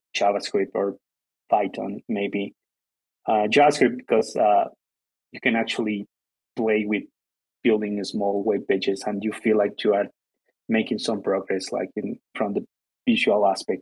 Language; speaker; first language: English; non-native, fluent; Spanish